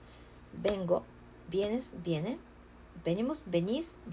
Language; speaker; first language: Spanish; non-native, learner; Japanese